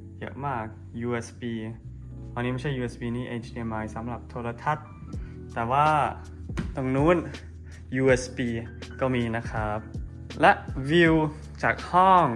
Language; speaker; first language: Thai; non-native, fluent; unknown